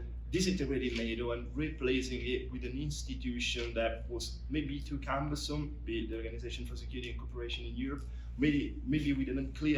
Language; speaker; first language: English; non-native, fluent; Italian